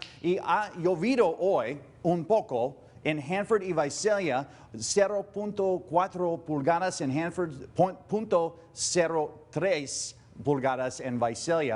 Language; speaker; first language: Spanish; non-native, learner; English